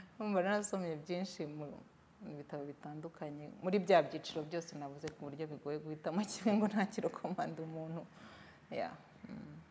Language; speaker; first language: Kinyarwanda; native; Kinyarwanda